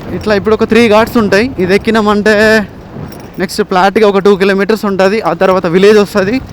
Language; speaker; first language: Telugu; non-native, local second language; Gondi